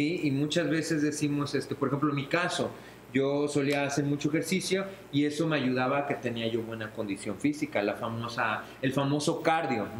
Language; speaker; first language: Spanish; native; Spanish